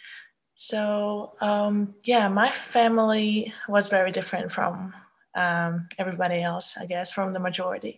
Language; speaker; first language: English; non-native, fluent; Russian